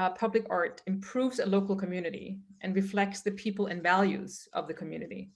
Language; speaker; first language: English; non-native, fluent; Danish